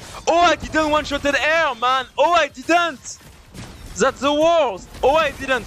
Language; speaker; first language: English; non-native, fluent; French